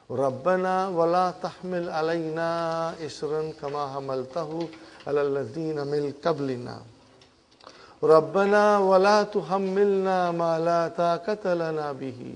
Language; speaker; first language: Arabic; non-native, fluent; English